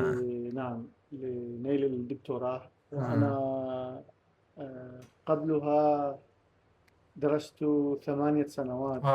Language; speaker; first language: Arabic; native; Arabic